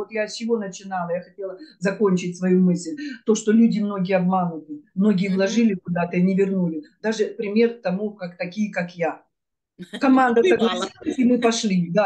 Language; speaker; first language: Russian; native; Russian